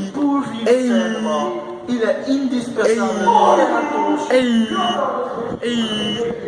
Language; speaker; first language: French; non-native, learner; Dutch